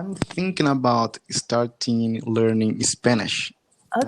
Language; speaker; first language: English; non-native, fluent; Portuguese